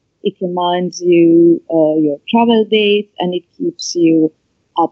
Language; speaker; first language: English; non-native, fluent; Italian